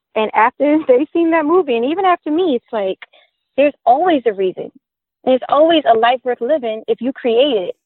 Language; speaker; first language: English; native; English